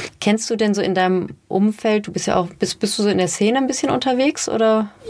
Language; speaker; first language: German; native; German